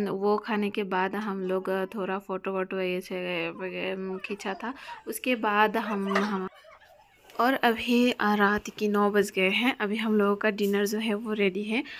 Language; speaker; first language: Hindi; non-native, local second language; Bangla